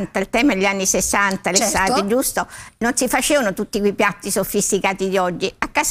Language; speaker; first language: Italian; native; Italian